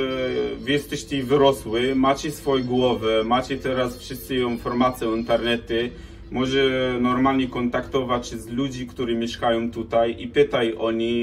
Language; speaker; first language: Polish; non-native, learner; Arabic